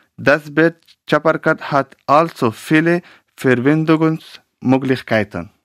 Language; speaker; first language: German; non-native, learner; Pashto